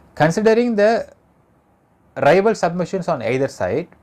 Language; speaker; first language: English; non-native, local second language; Tamil